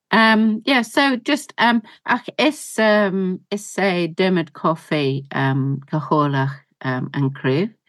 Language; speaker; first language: Irish; non-native, learner; English